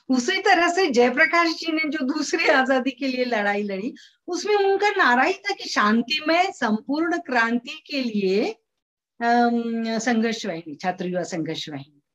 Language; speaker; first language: Hindi; non-native, local second language; Marathi